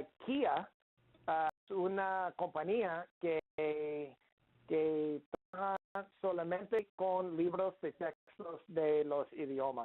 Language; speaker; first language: Spanish; non-native, learner; English